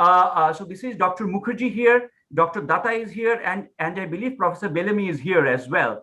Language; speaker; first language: English; non-native, local second language; Bangla